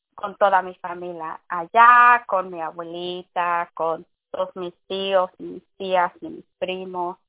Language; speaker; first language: Spanish; early bilingual, heritage; English